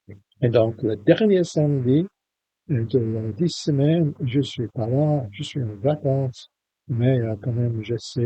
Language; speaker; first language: French; non-native, fluent; English